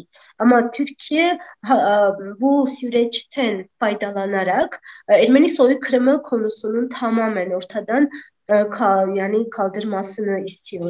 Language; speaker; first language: Turkish; non-native, fluent; Armenian